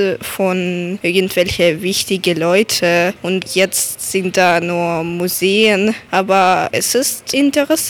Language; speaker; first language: German; non-native, fluent; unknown